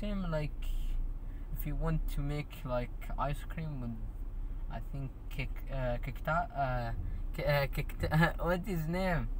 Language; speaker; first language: English; non-native, learner; Arabic